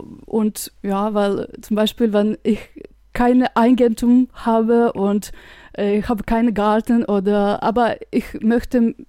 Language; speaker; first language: German; non-native, fluent; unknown